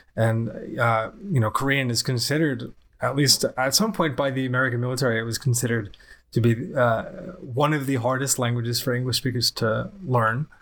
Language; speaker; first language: English; native; English